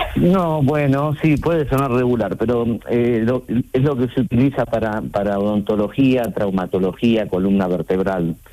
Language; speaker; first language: Spanish; native; Spanish